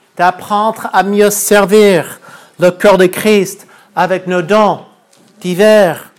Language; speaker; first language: French; non-native, fluent; English